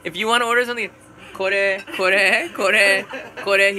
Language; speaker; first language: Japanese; non-native, learner; English